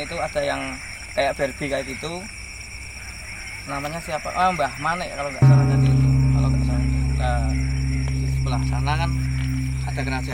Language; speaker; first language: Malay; non-native, local second language; Javanese